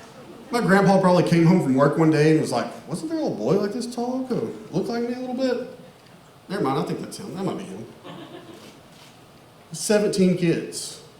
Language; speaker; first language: English; native; English